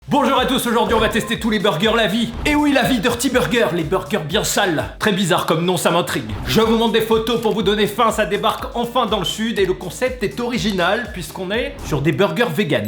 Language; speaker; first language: French; native; French